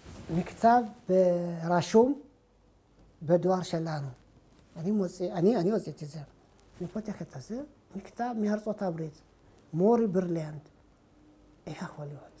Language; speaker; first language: Hebrew; non-native, fluent; Amharic